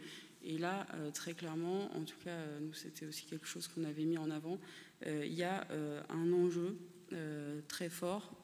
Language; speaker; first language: French; native; French